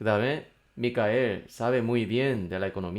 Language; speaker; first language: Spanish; non-native, fluent; Korean